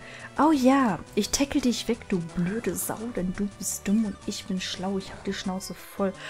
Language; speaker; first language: German; native; German